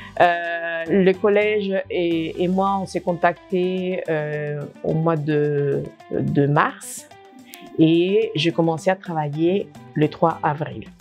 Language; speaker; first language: French; non-native, fluent; Spanish